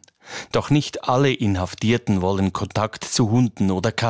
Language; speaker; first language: German; native; German